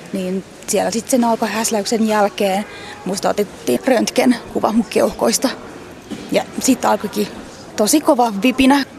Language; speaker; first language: Finnish; native; Finnish